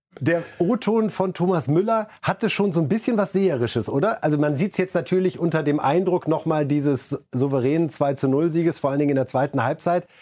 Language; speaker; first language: German; native; German